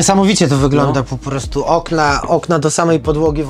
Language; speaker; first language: Polish; native; Polish